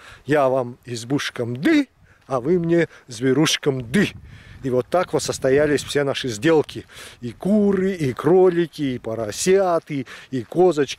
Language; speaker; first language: Russian; native; Russian